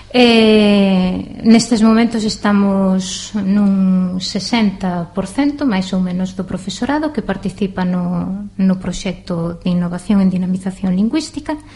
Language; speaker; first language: Galician; native; Galician